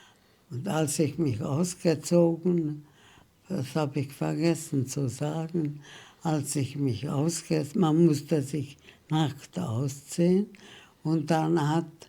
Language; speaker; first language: German; early bilingual, heritage; German